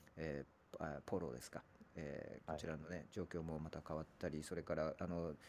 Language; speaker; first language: Japanese; native; Japanese